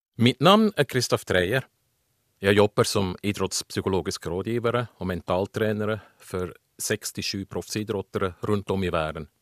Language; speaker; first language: Swedish; non-native, fluent; German